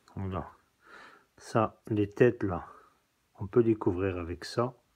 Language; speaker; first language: French; non-native, local second language; Kabyle